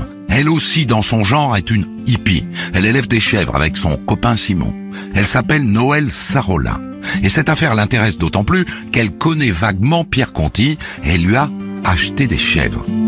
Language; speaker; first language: French; native; French